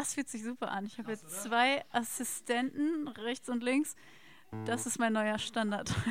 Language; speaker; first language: German; native; German